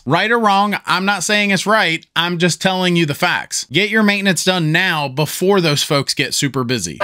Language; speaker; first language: English; native; English